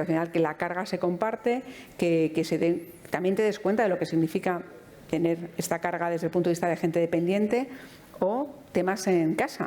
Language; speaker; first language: Spanish; native; Spanish